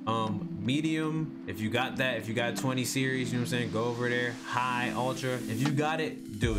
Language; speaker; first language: English; native; English